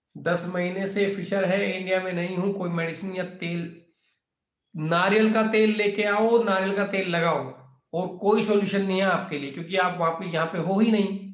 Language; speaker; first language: Hindi; native; Hindi